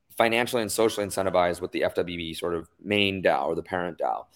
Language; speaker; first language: English; native; English